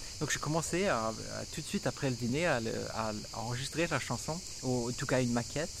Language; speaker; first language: French; non-native, fluent; Swedish